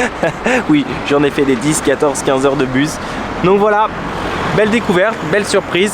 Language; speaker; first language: French; native; French